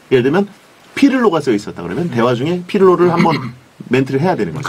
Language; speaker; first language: Korean; native; Korean